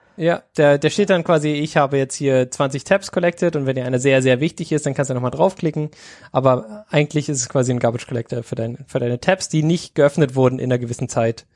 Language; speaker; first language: German; native; German